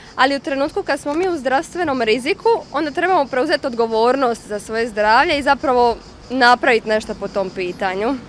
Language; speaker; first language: Croatian; native; Croatian